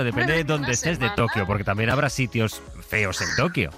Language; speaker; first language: Spanish; native; Spanish